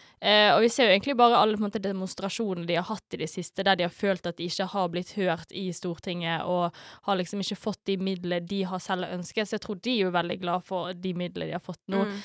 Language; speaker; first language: Norwegian; early bilingual, other home language; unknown